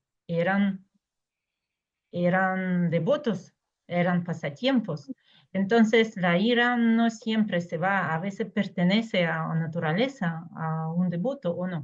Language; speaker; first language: Spanish; non-native, fluent; Russian